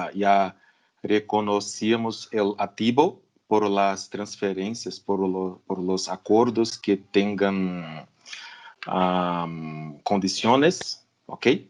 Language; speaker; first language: Spanish; non-native, fluent; Portuguese